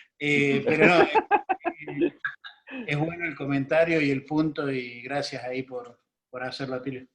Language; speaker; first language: Spanish; native; Spanish